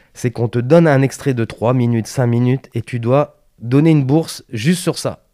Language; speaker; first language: French; native; French